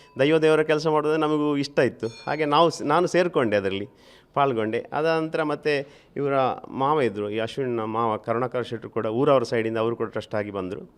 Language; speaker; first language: Kannada; native; Kannada